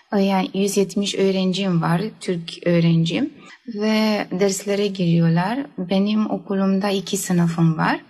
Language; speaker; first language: Turkish; early bilingual, heritage; Turkish